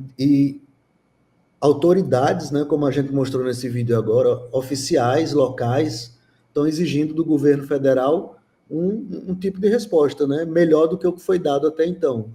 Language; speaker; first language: Portuguese; native; Portuguese